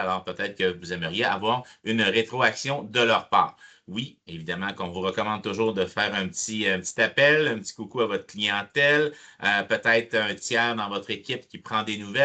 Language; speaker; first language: French; native; French